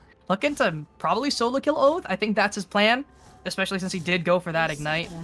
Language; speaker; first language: English; native; English